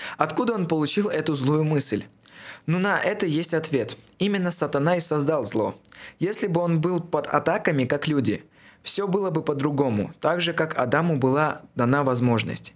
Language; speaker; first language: Russian; non-native, local second language; Armenian